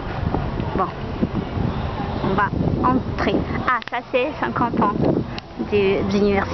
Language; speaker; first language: French; non-native, learner; Portuguese